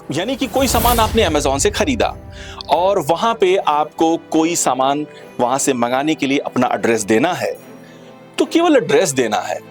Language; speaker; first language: Hindi; native; Hindi